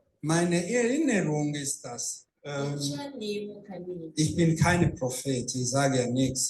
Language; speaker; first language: German; non-native, fluent; Rundi